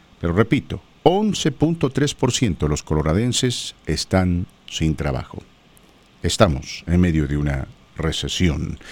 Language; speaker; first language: Spanish; native; Spanish